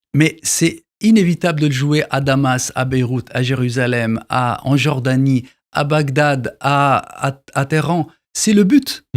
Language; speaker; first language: French; non-native, local second language; Arabic